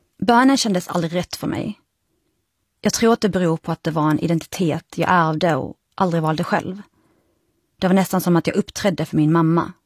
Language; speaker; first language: Swedish; early bilingual, other home language; Arabic